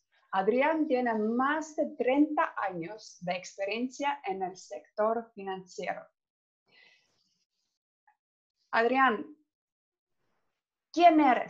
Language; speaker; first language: Spanish; non-native, fluent; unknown